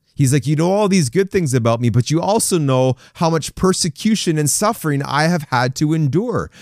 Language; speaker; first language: English; native; English